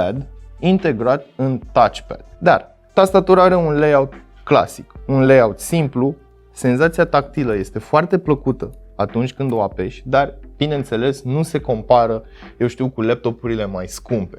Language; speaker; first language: Romanian; native; Romanian